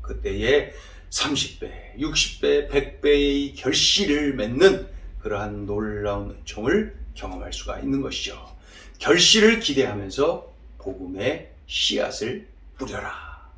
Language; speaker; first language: Korean; native; Korean